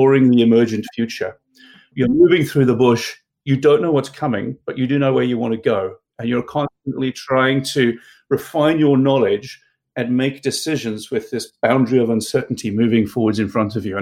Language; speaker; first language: English; native; English